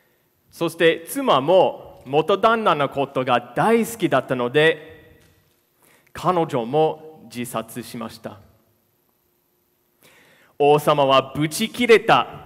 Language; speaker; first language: Japanese; non-native, fluent; English